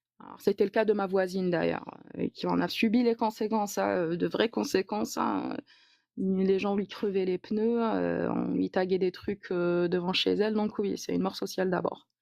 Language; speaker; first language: French; non-native, local second language; Arabic